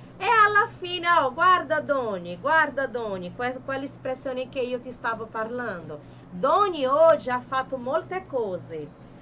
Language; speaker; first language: Italian; non-native, fluent; Portuguese